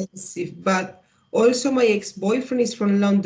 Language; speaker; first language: English; non-native, learner; Spanish